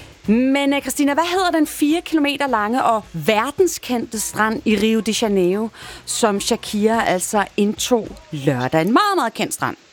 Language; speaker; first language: Danish; native; Danish